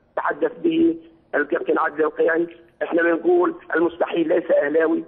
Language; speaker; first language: Arabic; native; Arabic